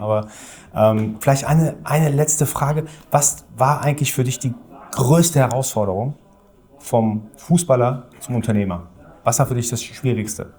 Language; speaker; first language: German; native; German